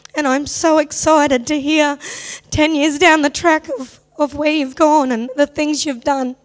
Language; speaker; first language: English; native; English